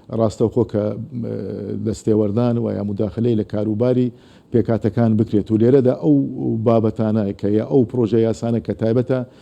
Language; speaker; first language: Central Kurdish; non-native, local second language; Azerbaijani